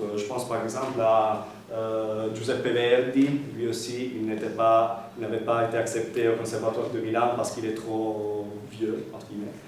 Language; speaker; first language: French; non-native, fluent; Italian